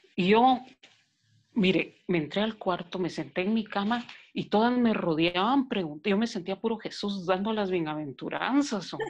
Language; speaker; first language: Spanish; native; Spanish